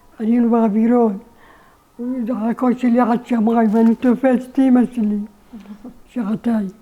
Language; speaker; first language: Hebrew; non-native, learner; Arabic